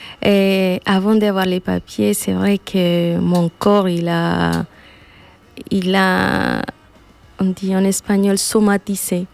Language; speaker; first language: French; non-native, fluent; Spanish